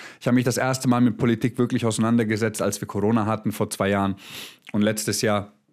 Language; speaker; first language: German; early bilingual, other home language; Croatian